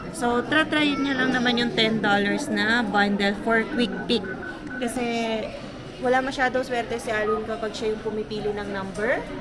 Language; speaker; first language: Filipino; native; Filipino